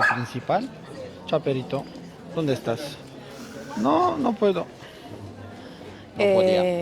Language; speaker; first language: Spanish; non-native, learner; Turkish